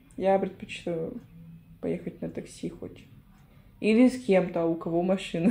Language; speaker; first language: Russian; non-native, fluent; Spanish